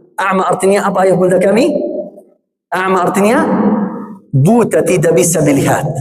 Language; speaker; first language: Malay; non-native, fluent; Arabic